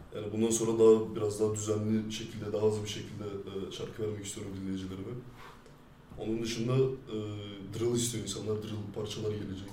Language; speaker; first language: Turkish; early bilingual, heritage; French